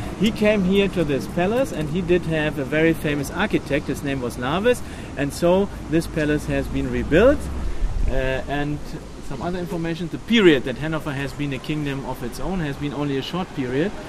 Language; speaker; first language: English; non-native, fluent; German